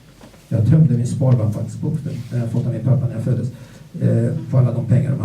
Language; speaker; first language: Swedish; native; Swedish